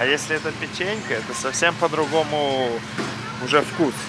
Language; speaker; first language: Russian; native; Russian